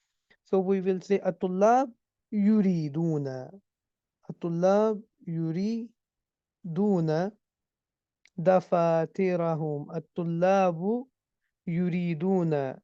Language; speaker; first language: Arabic; non-native, fluent; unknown